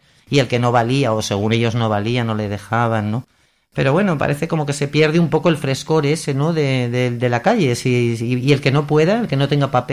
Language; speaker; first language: Spanish; native; Spanish